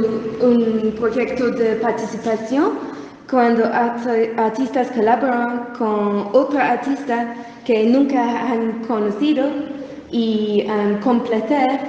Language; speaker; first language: Spanish; non-native, learner; English